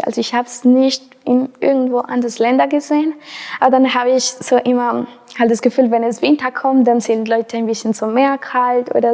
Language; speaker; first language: German; non-native, fluent; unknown